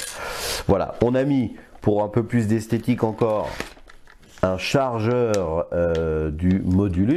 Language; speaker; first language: French; native; French